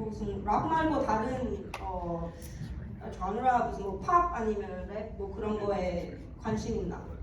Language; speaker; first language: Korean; early bilingual, heritage; English